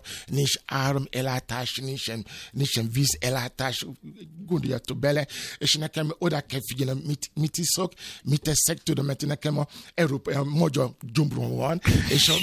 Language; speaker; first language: Hungarian; non-native, fluent; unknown